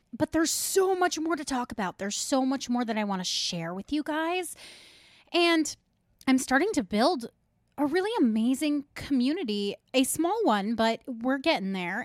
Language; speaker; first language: English; native; English